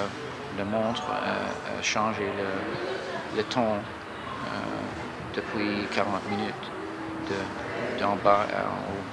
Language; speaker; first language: French; non-native, fluent; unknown